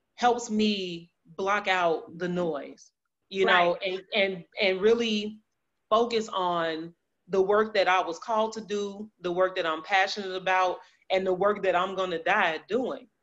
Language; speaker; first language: English; native; English